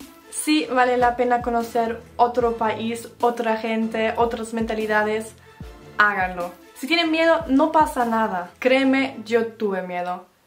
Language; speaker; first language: Spanish; non-native, fluent; German